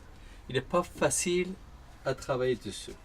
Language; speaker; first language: French; non-native, fluent; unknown